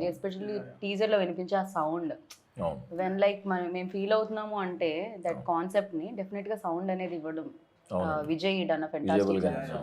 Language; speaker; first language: Telugu; native; Telugu